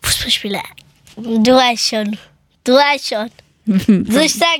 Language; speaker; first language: German; early bilingual, other home language; Persian